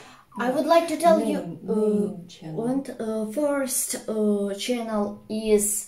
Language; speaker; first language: English; non-native, fluent; Russian